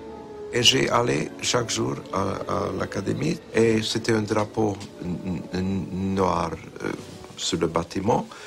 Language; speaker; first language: French; non-native, fluent; Hungarian